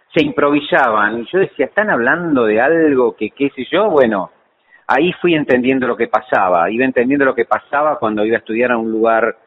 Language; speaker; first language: Spanish; native; Spanish